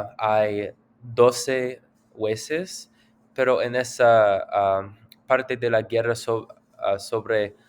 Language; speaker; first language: Spanish; non-native, learner; English